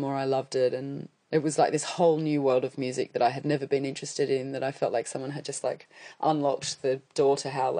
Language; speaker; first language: English; native; English